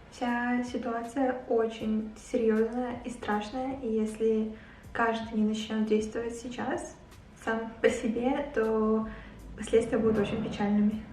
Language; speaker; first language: Russian; native; Russian